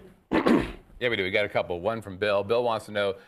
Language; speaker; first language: English; native; English